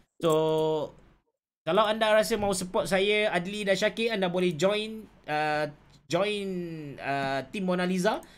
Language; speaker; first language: Malay; native; Malay